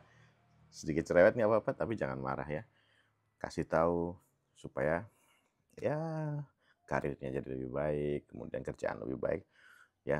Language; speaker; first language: Indonesian; native; Indonesian